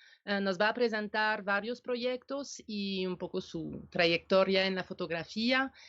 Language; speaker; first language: Spanish; non-native, fluent; French